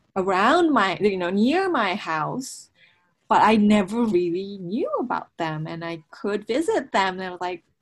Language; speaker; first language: English; non-native, fluent; Japanese